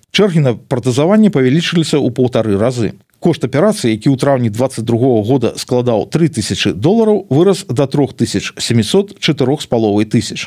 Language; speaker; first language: Belarusian; native; Belarusian